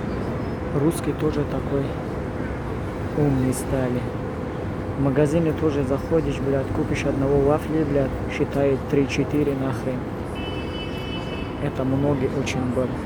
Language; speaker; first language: Russian; non-native, learner; Tajik